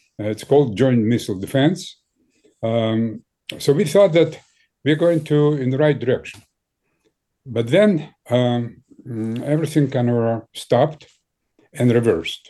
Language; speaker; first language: English; non-native, fluent; Ukrainian